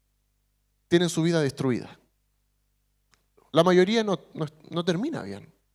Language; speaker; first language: Spanish; native; Spanish